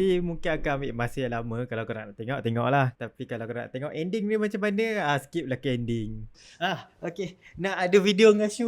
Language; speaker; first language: Malay; native; Malay